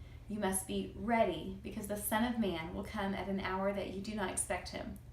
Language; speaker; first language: English; native; English